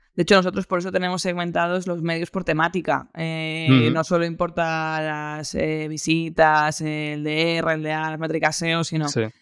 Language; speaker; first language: Spanish; native; Spanish